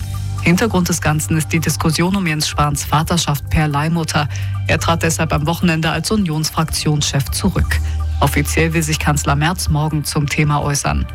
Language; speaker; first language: German; native; German